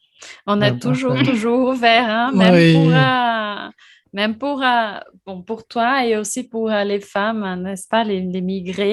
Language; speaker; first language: French; non-native, fluent; Portuguese